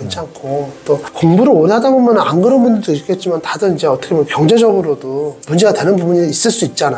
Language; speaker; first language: Korean; native; Korean